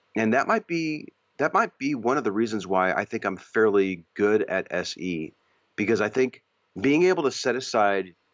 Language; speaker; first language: English; native; English